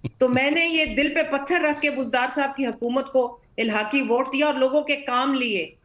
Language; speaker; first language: Urdu; non-native, local second language; Punjabi